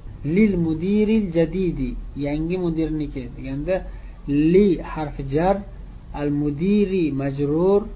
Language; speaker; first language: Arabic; non-native, fluent; Uzbek